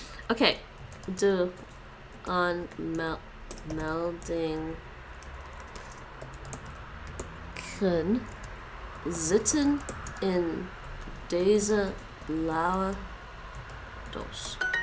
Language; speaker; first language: Dutch; non-native, learner; English